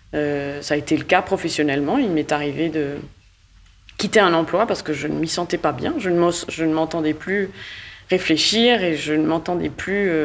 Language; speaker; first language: French; native; French